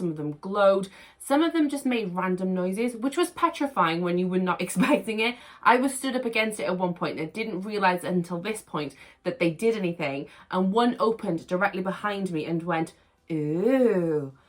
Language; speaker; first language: English; native; English